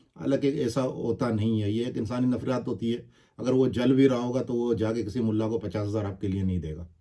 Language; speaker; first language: Urdu; non-native, local second language; Baluchi